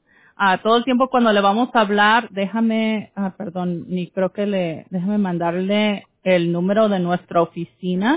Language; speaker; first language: Spanish; early bilingual, heritage; Spanish